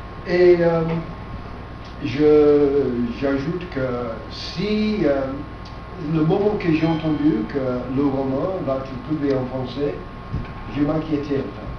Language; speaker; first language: French; non-native, fluent; English